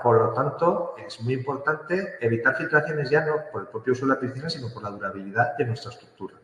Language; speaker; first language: Spanish; native; Spanish